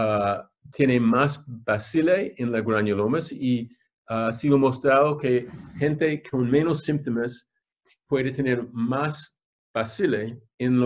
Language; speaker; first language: Spanish; non-native, fluent; English